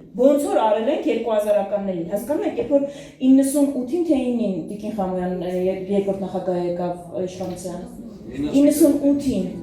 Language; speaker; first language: Armenian; native; Armenian